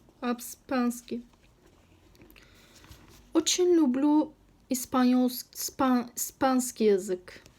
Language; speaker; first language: Russian; non-native, learner; Turkish